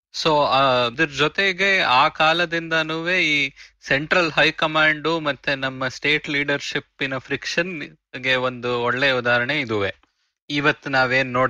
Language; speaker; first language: Kannada; native; Kannada